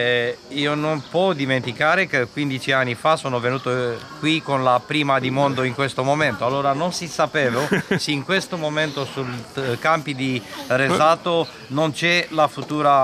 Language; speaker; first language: Italian; non-native, fluent; Romanian